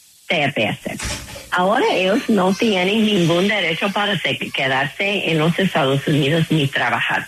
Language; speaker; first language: Spanish; non-native, fluent; English